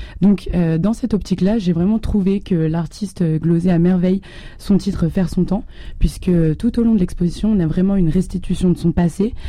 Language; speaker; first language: French; native; French